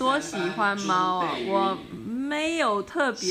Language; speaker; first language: Chinese; non-native, fluent; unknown